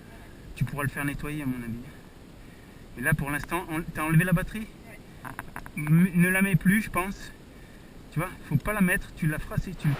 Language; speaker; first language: French; native; French